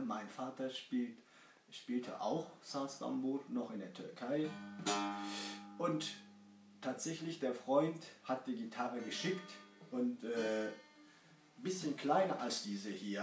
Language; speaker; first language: German; early bilingual, other home language; Kurdish